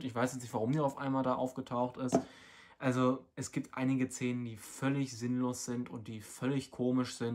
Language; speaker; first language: German; native; German